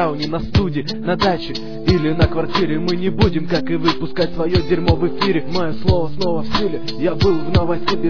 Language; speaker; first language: Russian; native; Russian